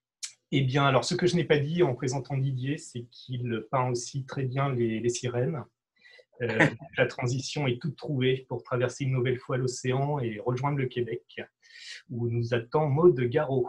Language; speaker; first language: French; native; French